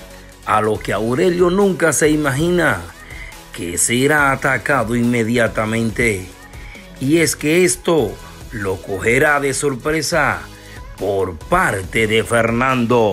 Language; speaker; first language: Spanish; native; Spanish